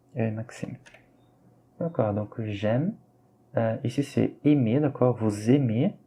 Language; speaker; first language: French; non-native, fluent; Portuguese